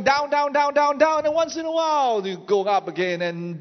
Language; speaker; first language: English; non-native, local second language; Chinese